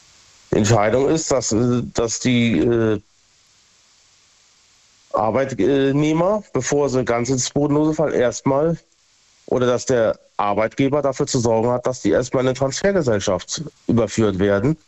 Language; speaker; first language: German; native; German